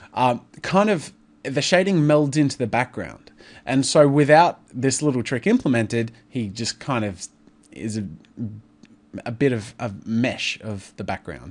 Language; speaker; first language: English; native; English